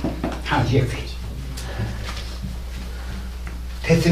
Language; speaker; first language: Korean; non-native, learner; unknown